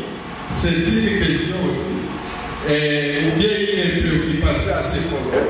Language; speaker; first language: French; non-native, local second language; Swahili